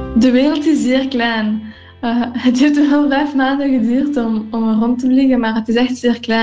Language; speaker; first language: Dutch; non-native, local second language; English